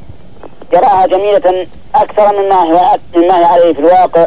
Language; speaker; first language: Arabic; native; Arabic